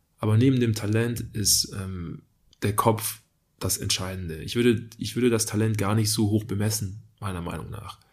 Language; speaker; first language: German; early bilingual, other home language; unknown